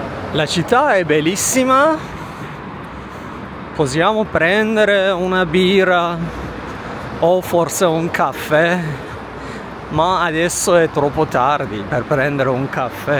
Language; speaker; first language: Italian; non-native, fluent; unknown